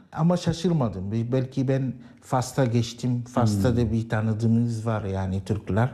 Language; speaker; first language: Turkish; non-native, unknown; Arabic